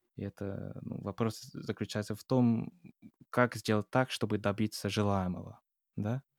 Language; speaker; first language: Russian; non-native, fluent; English